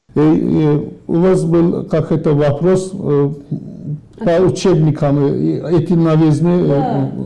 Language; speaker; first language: Russian; non-native, local second language; Azerbaijani